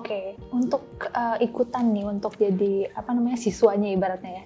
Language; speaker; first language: Indonesian; native; Indonesian